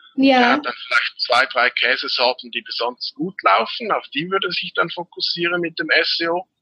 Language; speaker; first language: German; native; German